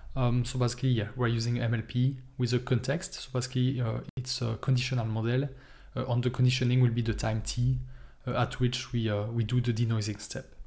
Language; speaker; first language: English; non-native, fluent; French